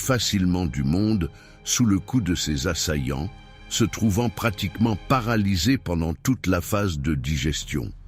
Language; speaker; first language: French; native; French